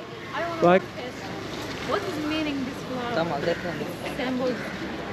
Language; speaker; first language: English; non-native, learner; Turkish